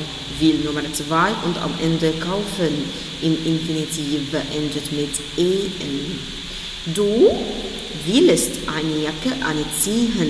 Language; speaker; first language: German; non-native, fluent; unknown